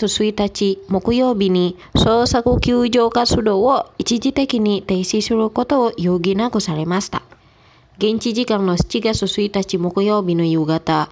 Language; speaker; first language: Japanese; non-native, fluent; Indonesian